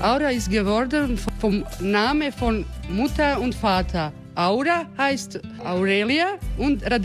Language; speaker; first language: German; non-native, learner; Croatian